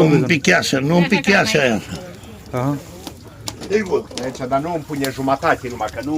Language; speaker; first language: Romanian; non-native, learner; Bangla